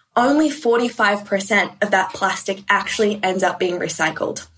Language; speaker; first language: English; native; English